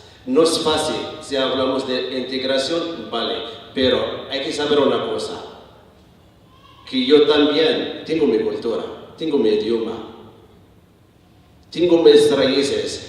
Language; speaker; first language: Spanish; non-native, learner; Arabic